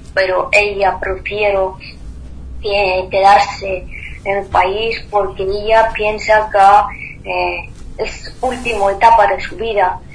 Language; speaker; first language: Spanish; non-native, fluent; Persian